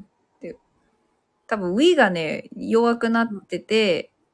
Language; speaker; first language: Japanese; native; Japanese